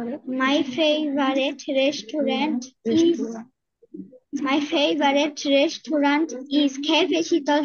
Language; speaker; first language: English; non-native, learner; Bangla